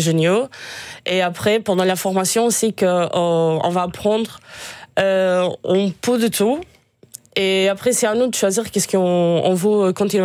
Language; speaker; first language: French; non-native, fluent; Portuguese